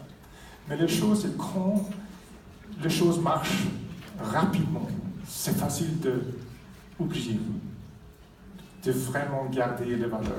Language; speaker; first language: French; non-native, fluent; Swedish